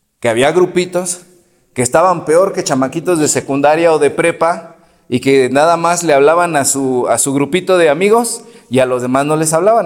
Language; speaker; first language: Spanish; native; Spanish